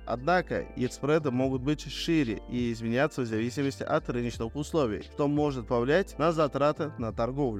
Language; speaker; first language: Russian; native; Russian